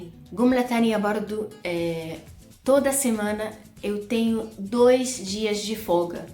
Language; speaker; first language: Portuguese; non-native, fluent; Arabic